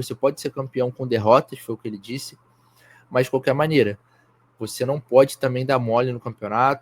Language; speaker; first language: Portuguese; native; Portuguese